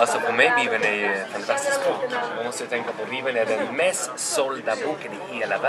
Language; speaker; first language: Swedish; non-native, fluent; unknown